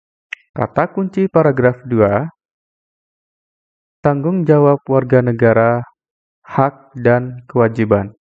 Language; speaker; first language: Indonesian; native; Indonesian